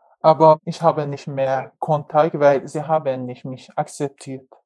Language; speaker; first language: German; non-native, learner; Persian